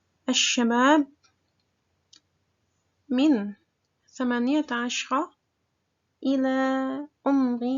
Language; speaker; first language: Arabic; non-native, fluent; Indonesian